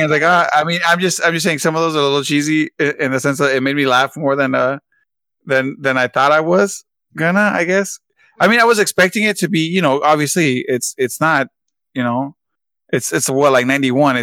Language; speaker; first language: English; early bilingual, other home language; Spanish